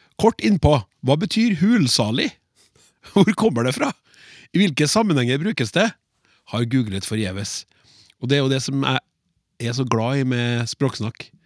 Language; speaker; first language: Norwegian; native; Norwegian